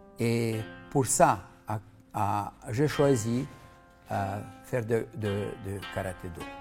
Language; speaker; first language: French; non-native, fluent; Macedonian